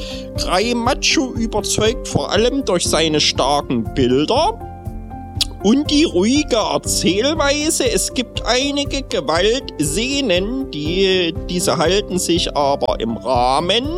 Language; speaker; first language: German; native; German